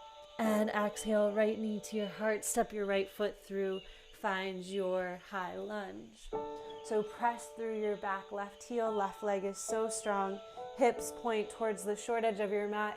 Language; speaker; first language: English; native; English